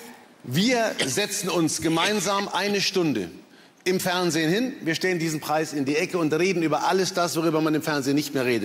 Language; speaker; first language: German; native; German